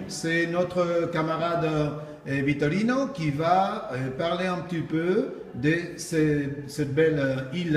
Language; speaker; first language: French; non-native, fluent; Spanish